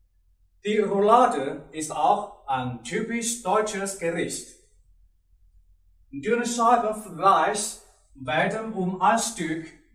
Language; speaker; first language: German; non-native, learner; Chinese